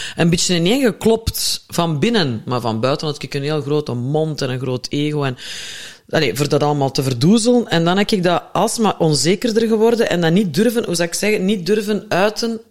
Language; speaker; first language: Dutch; native; Dutch